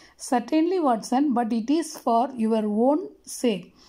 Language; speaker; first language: English; non-native, local second language; Tamil